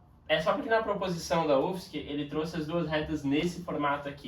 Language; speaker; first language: Portuguese; native; Portuguese